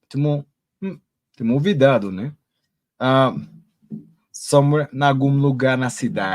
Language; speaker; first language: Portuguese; non-native, learner; Spanish